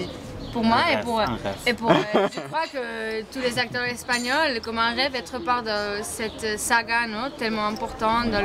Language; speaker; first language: French; non-native, fluent; Spanish